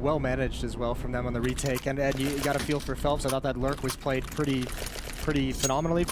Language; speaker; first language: English; native; English